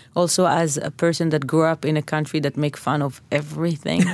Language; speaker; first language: English; non-native, fluent; Hebrew